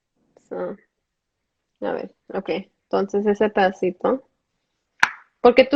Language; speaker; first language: Spanish; early bilingual, heritage; Spanish